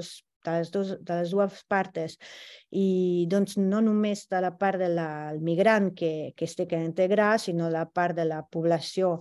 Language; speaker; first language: Catalan; non-native, fluent; Italian